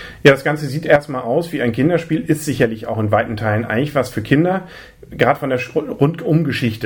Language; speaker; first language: German; native; German